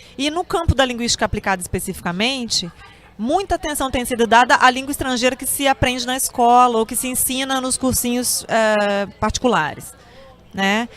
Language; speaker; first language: Portuguese; native; Portuguese